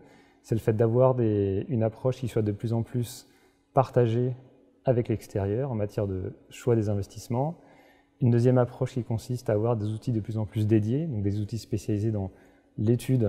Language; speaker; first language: French; native; French